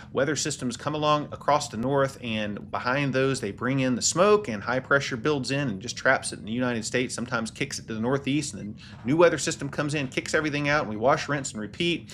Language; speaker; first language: English; native; English